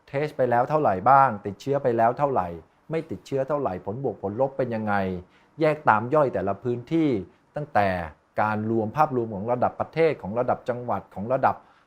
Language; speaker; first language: Thai; native; Thai